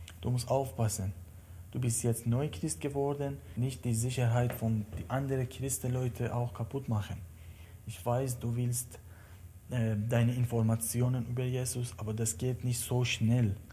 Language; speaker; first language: German; non-native, learner; Persian